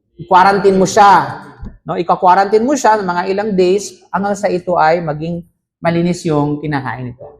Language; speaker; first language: Filipino; non-native, local second language; Cebuano